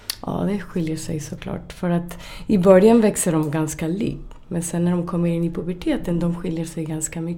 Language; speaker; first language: Swedish; non-native, fluent; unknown